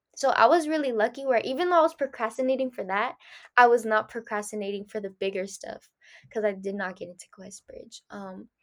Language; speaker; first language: English; early bilingual, other home language; Spanish